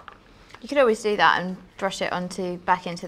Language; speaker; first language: English; native; English